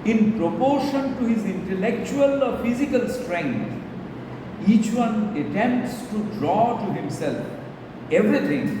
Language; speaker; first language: English; non-native, local second language; Bangla